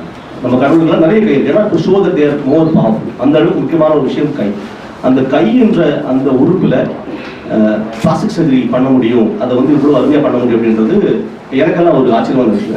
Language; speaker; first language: Tamil; native; Tamil